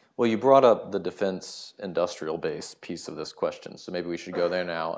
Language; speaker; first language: English; native; English